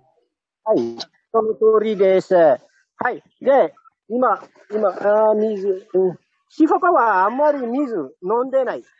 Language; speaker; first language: Japanese; non-native, fluent; Malagasy